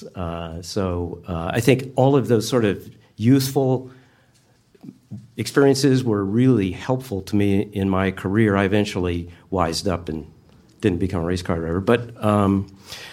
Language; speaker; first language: English; native; English